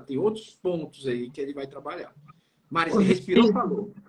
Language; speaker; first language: Portuguese; native; Portuguese